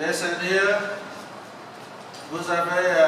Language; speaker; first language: French; non-native, learner; Vietnamese